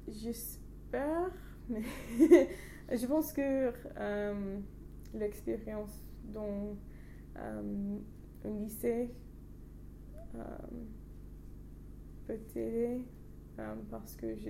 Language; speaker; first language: French; non-native, learner; English